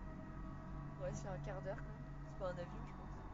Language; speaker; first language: French; native; French